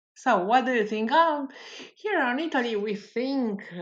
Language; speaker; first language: English; non-native, learner; Italian